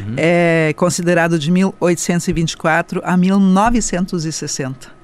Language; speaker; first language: Portuguese; non-native, local second language; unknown